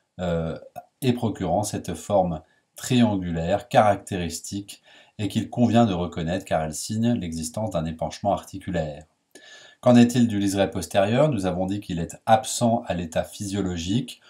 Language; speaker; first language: French; native; French